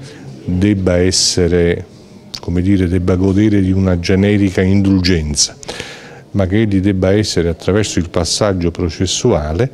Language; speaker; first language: Italian; native; Italian